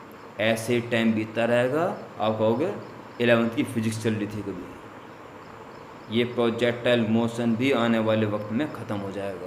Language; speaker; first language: Hindi; native; Hindi